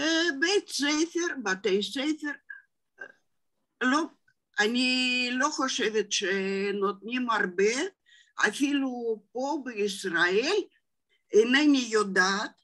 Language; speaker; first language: Hebrew; non-native, fluent; Russian